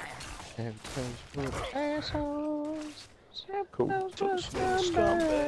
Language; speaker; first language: English; native; English